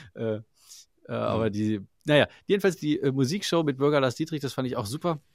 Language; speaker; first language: German; native; German